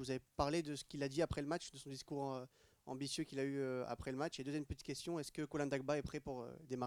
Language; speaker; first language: French; native; French